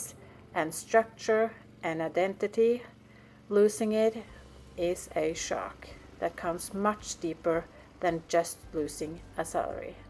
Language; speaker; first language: English; non-native, fluent; Norwegian